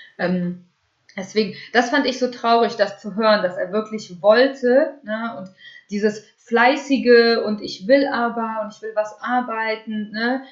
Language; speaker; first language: German; early bilingual, other home language; Russian